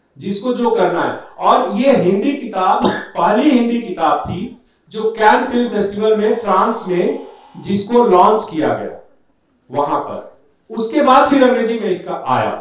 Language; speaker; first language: Hindi; native; Hindi